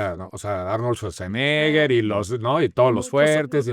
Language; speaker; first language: Spanish; native; Spanish